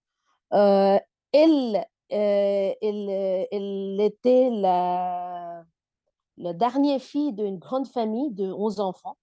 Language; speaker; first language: French; non-native, fluent; Bangla